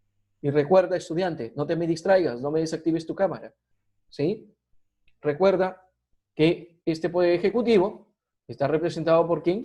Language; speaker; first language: Spanish; native; Spanish